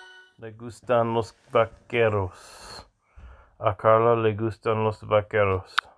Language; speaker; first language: Spanish; non-native, learner; English